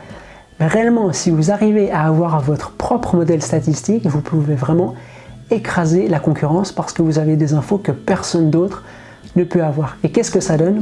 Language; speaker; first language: French; native; French